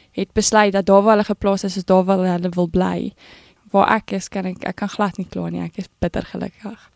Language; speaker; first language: Afrikaans; native; Afrikaans